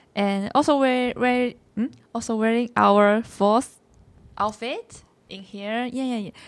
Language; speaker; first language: English; non-native, learner; Chinese